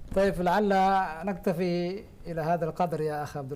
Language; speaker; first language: Arabic; non-native, fluent; Indonesian